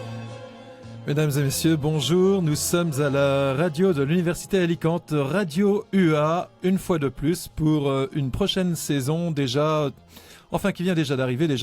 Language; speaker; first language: French; native; French